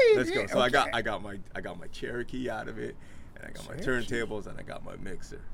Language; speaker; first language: English; native; English